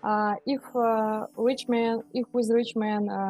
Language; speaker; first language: English; non-native, learner; Russian